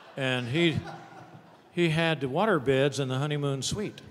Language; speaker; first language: English; native; English